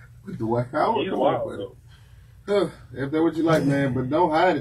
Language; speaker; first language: English; native; English